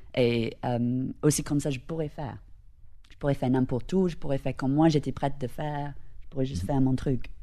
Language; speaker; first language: French; non-native, fluent; English